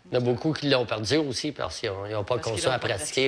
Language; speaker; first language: French; native; French